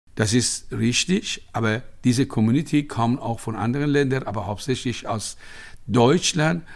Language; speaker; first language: German; non-native, fluent; Persian